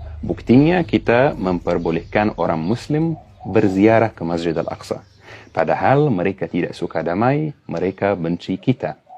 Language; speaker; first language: Malay; non-native, fluent; Arabic